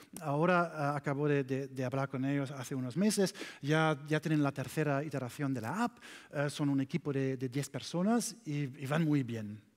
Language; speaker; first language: Spanish; non-native, learner; German